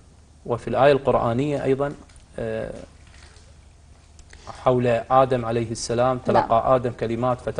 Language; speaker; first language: Arabic; native; Arabic